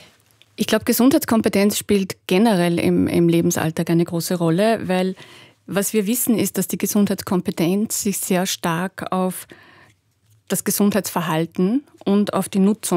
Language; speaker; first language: German; native; German